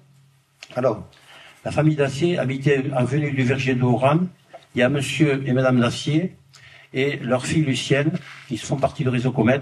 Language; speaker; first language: French; native; French